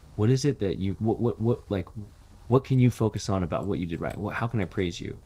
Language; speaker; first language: English; native; English